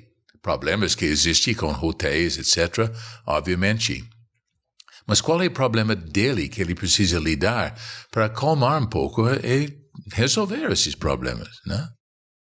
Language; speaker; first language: Portuguese; non-native, fluent; English